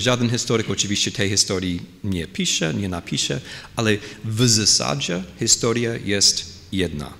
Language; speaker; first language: Polish; non-native, fluent; English